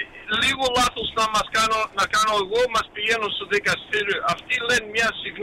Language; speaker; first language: Greek; early bilingual, heritage; Greek